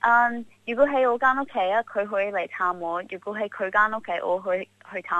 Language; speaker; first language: Cantonese; early bilingual, heritage; Cantonese